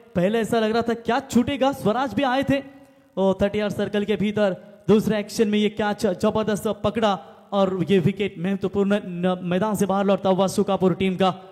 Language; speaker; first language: Hindi; non-native, local second language; Marathi